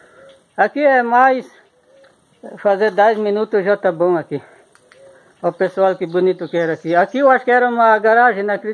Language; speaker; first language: Portuguese; native; Portuguese